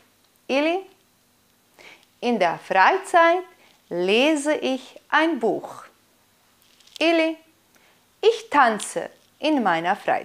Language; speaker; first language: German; non-native, fluent; Bosnian